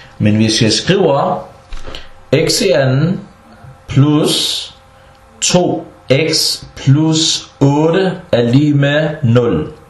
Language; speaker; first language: Danish; non-native, fluent; Arabic